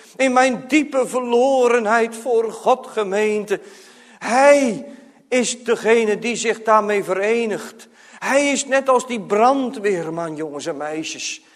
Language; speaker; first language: Dutch; native; Dutch